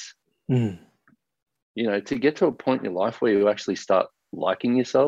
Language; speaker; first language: English; native; English